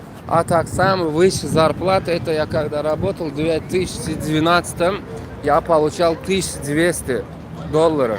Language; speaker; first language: Russian; non-native, fluent; Turkmen